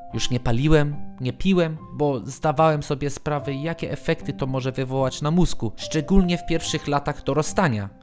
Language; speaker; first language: Polish; early bilingual, heritage; English